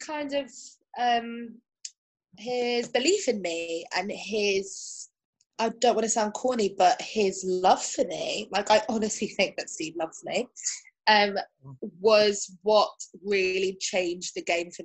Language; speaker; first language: English; native; English